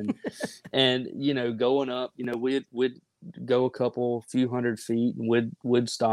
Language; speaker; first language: English; native; English